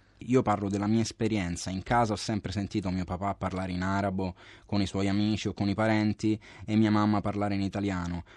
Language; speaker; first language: Italian; native; Italian